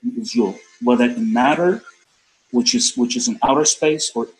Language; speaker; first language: English; non-native, fluent; Persian